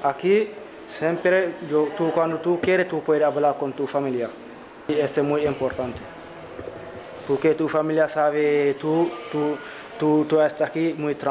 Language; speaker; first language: Spanish; non-native, learner; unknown